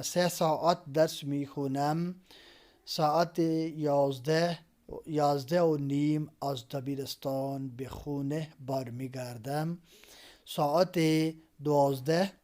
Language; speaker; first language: Persian; non-native, fluent; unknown